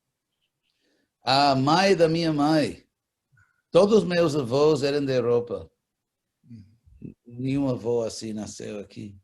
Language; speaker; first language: Portuguese; non-native, fluent; English